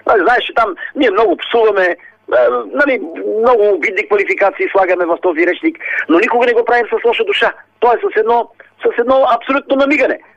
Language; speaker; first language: Bulgarian; native; Bulgarian